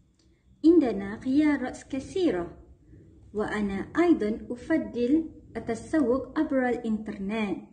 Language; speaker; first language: Arabic; non-native, learner; Malay